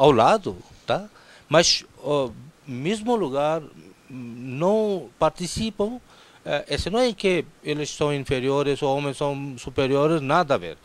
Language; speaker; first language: Portuguese; non-native, fluent; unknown